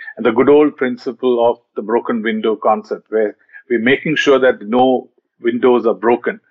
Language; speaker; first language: English; non-native, local second language; Malayalam